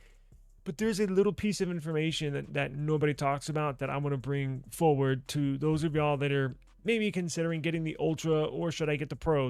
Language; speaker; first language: English; native; English